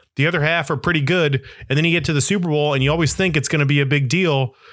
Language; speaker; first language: English; native; English